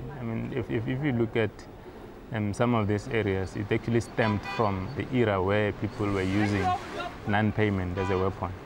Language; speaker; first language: English; non-native, local second language; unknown